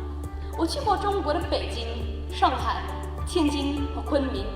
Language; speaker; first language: Chinese; non-native, learner; English